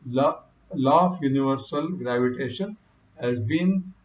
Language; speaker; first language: English; non-native, local second language; Kannada